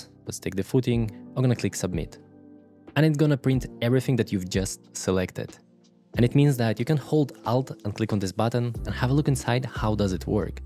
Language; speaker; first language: English; non-native, fluent; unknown